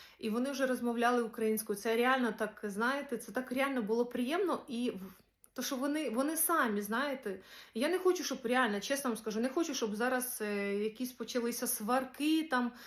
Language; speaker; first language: Ukrainian; non-native, local second language; Russian